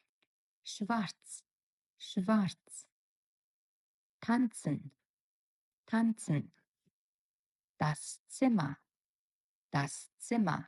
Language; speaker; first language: German; non-native, fluent; Mongolian